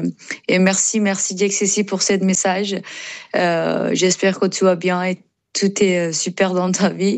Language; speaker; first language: French; non-native, learner; Persian